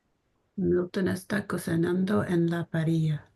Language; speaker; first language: Spanish; non-native, learner; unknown